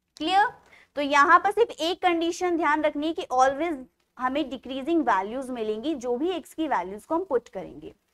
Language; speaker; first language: Hindi; native; Hindi